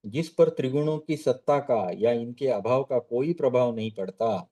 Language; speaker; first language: Hindi; non-native, local second language; Marathi